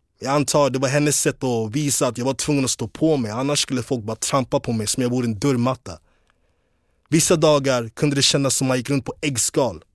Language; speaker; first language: Swedish; early bilingual, other home language; English